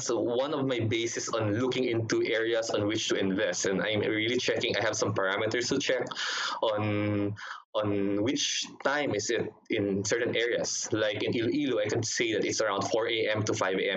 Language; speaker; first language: English; non-native, local second language; Hiligaynon